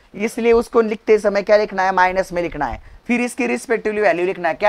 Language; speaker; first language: Hindi; non-native, local second language; Marathi